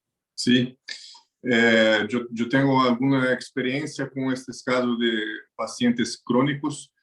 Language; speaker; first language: Spanish; non-native, learner; Portuguese